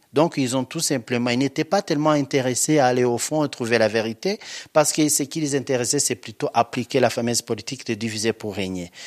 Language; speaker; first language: French; non-native, local second language; Kinyarwanda